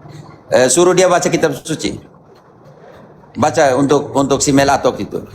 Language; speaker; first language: Indonesian; native; Indonesian